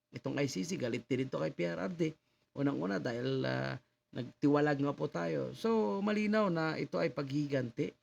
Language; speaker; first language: Filipino; native; Filipino